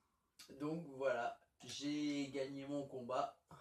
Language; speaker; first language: French; native; French